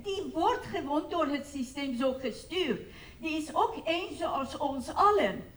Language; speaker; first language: Dutch; non-native, fluent; Persian